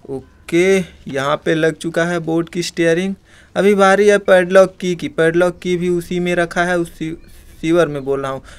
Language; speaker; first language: Hindi; native; Hindi